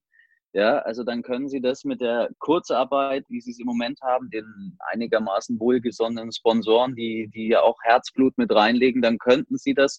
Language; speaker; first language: German; native; German